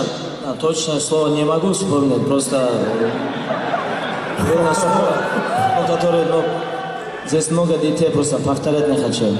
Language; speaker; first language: Russian; non-native, local second language; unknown